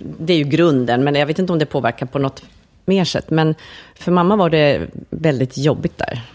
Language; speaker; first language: Swedish; early bilingual, other home language; Finnish